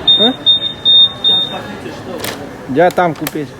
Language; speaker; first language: Russian; non-native, learner; Lao